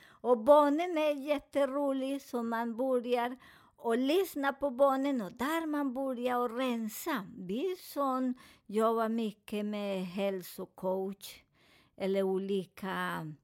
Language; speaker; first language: Swedish; non-native, learner; Spanish